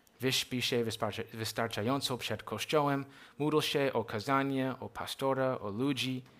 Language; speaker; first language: Polish; non-native, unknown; English